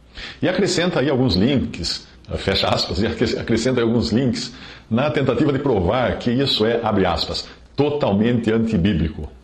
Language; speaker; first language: Portuguese; native; Portuguese